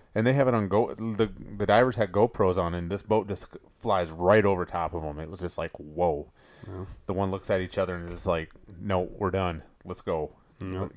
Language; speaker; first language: English; native; English